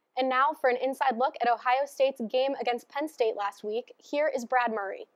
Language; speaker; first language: English; native; English